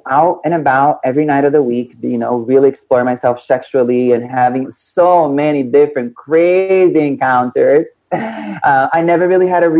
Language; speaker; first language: English; non-native, fluent; Portuguese